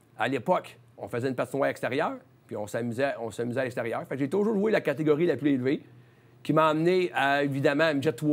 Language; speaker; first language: French; native; French